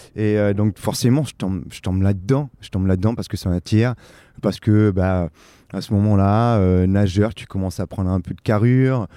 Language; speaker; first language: French; native; French